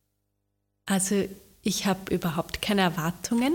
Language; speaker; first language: German; native; German